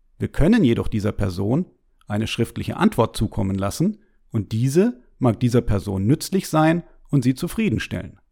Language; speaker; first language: German; native; German